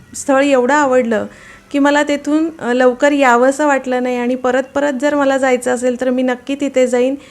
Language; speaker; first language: Marathi; native; Marathi